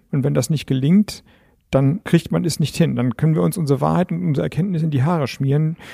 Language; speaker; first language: German; native; German